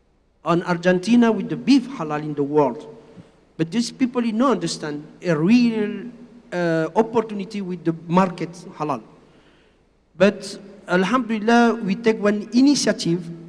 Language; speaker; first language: English; non-native, learner; Spanish